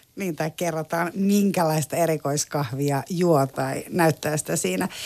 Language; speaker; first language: Finnish; native; Finnish